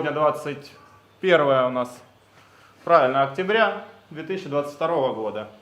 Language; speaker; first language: Russian; native; Russian